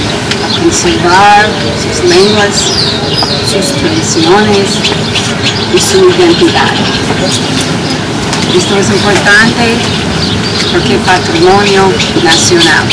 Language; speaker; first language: Spanish; non-native, fluent; English